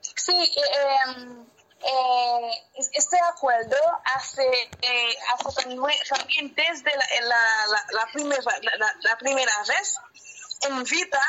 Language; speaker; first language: Spanish; non-native, learner; Haitian Creole